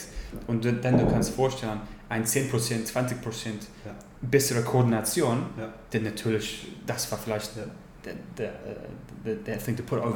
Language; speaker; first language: German; non-native, learner; English